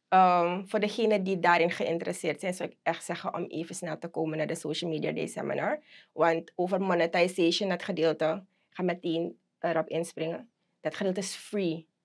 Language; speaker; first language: Dutch; native; Dutch